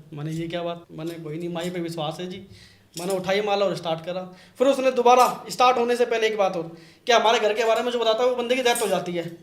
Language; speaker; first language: Hindi; native; Hindi